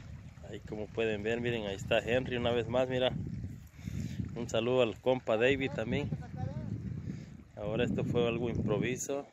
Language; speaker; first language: Spanish; native; Spanish